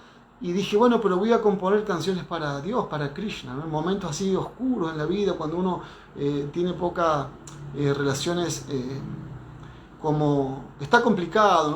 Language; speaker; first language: Spanish; native; Spanish